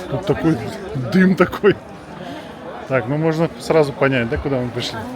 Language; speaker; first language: Russian; native; Russian